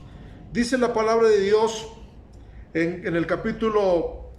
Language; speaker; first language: Spanish; native; Spanish